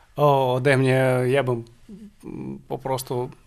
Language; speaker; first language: Polish; non-native, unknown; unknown